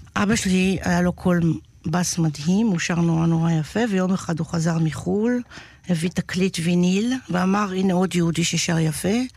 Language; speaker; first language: Hebrew; native; Hebrew